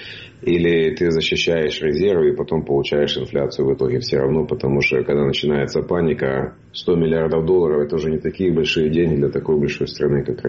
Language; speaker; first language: Russian; native; Russian